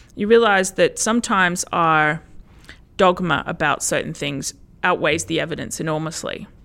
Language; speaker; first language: English; early bilingual, other home language; Spanish